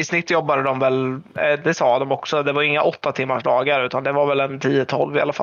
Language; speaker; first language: Swedish; native; Swedish